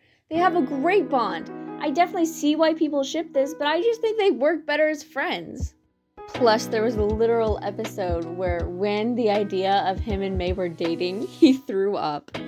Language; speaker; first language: English; native; English